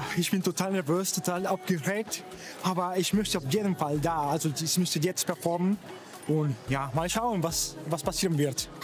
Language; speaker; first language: German; non-native, learner; Spanish